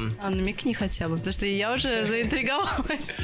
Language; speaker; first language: Russian; native; Russian